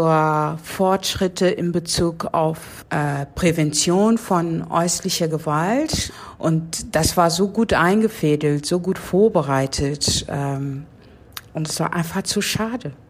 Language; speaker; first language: German; non-native, fluent; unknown